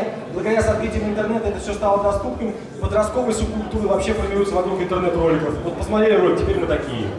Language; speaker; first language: Russian; native; Russian